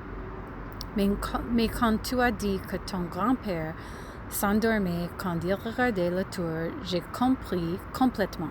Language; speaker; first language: French; non-native, learner; English